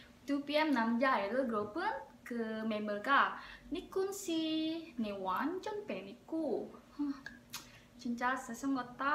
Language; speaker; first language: Korean; non-native, learner; Indonesian